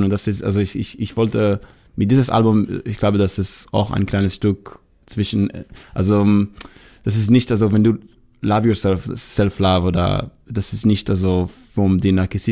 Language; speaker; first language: German; non-native, fluent; Hebrew